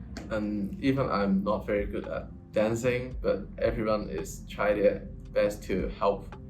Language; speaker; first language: English; non-native, local second language; Cantonese